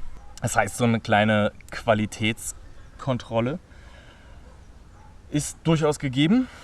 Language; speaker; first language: German; native; German